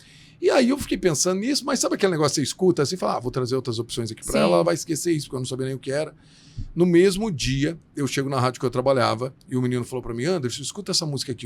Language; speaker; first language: Portuguese; native; Portuguese